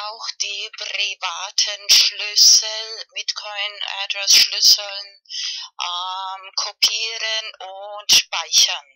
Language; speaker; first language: German; non-native, learner; Spanish